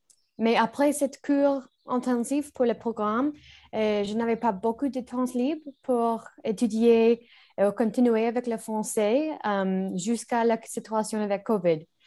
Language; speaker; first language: French; non-native, learner; English